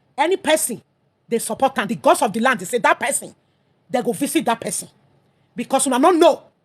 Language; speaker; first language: Nigerian Pidgin; native; Nigerian Pidgin